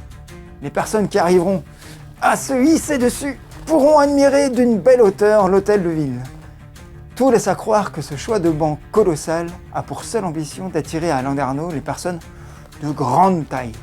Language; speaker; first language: French; native; French